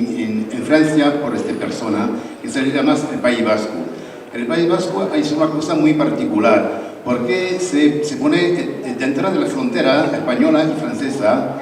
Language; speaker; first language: Spanish; non-native, learner; French